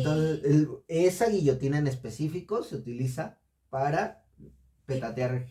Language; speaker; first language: Spanish; native; Spanish